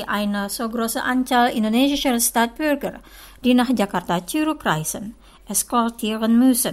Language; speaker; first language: German; non-native, fluent; Indonesian